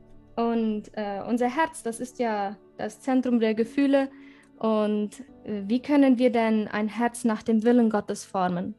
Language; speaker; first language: German; early bilingual, heritage; German